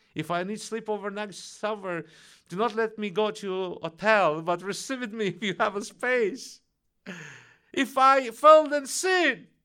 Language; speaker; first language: English; non-native, fluent; Russian